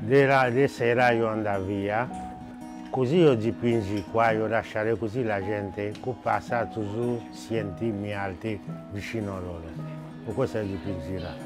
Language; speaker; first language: Italian; non-native, learner; Haitian Creole